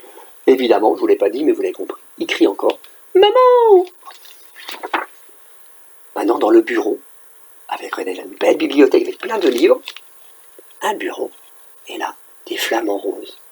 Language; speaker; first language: French; native; French